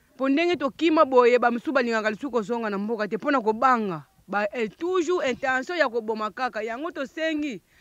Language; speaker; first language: Lingala; non-native, local second language; Kongo